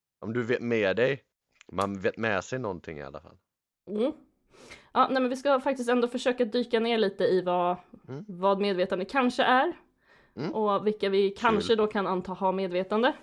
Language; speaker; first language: Swedish; native; Swedish